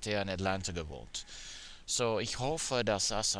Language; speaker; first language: German; non-native, fluent; English